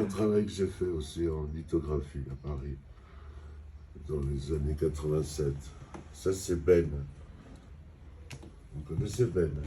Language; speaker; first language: French; non-native, fluent; Georgian